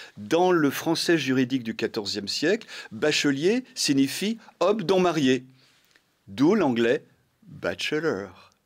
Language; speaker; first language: French; native; French